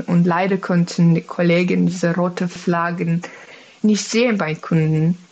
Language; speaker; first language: German; non-native, fluent; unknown